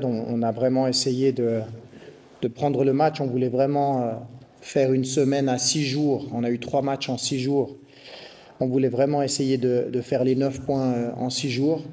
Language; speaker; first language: French; native; French